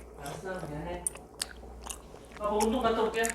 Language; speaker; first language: Korean; native; Korean